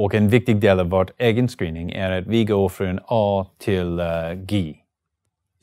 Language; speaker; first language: Swedish; non-native, learner; English